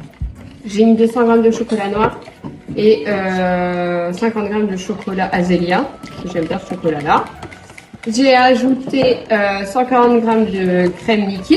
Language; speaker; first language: French; native; French